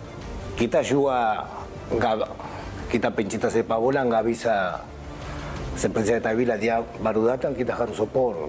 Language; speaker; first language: Indonesian; non-native, fluent; Spanish